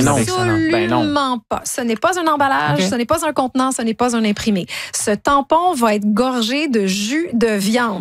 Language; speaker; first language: French; native; French